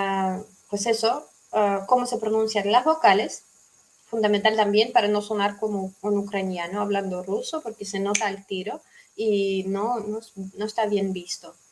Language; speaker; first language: Spanish; non-native, fluent; Russian